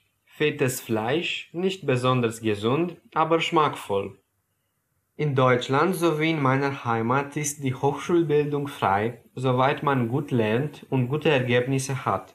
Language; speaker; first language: German; non-native, fluent; Romanian